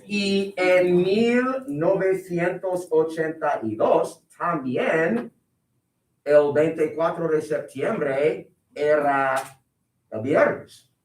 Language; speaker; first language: Spanish; non-native, fluent; English